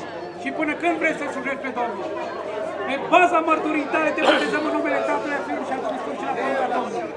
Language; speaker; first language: Romanian; native; Romanian